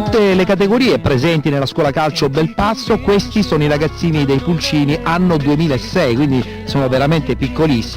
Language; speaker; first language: Italian; native; Italian